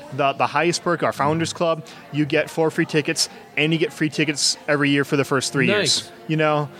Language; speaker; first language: English; native; English